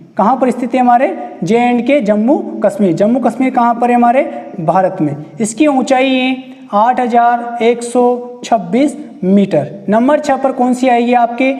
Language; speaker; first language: Hindi; native; Hindi